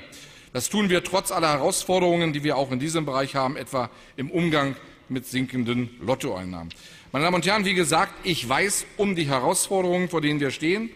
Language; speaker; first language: German; native; German